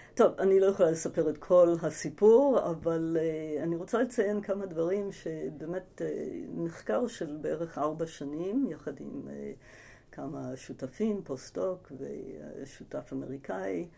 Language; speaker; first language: Hebrew; early bilingual, other home language; English